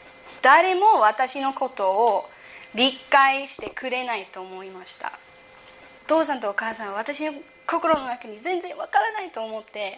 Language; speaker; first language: Japanese; early bilingual, heritage; English